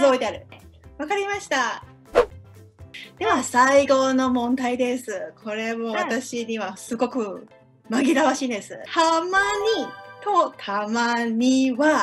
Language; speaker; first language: Japanese; non-native, fluent; Cantonese